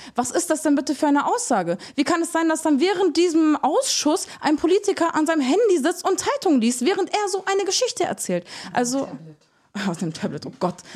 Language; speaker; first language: German; early bilingual, other home language; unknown